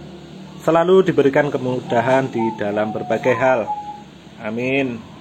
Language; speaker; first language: Indonesian; non-native, local second language; Javanese